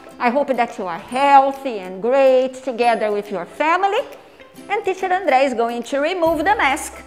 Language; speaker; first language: English; non-native, fluent; Portuguese